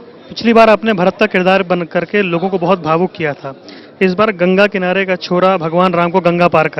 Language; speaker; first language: Hindi; native; Hindi